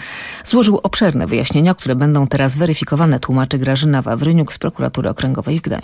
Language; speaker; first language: Polish; native; Polish